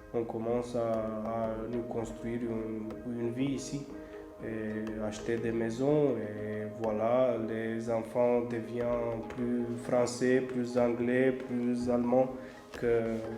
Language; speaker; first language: French; non-native, fluent; Romanian